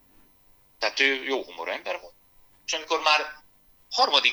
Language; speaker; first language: Hungarian; native; Hungarian